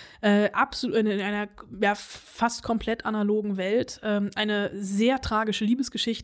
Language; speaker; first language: German; native; German